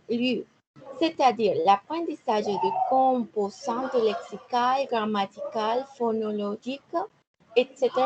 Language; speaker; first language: French; non-native, fluent; Spanish